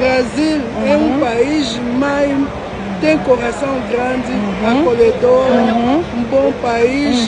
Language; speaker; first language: Portuguese; non-native, fluent; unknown